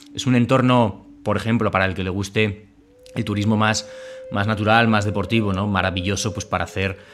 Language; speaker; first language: Spanish; native; Spanish